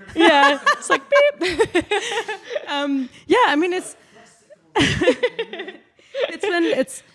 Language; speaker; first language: English; non-native, fluent; Spanish